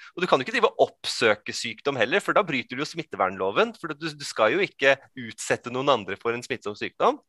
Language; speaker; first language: Norwegian; early bilingual, other home language; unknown